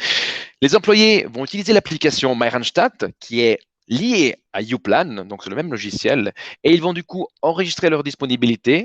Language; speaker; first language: French; native; French